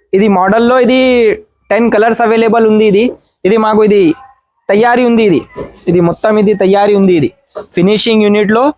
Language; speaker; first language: Telugu; non-native, learner; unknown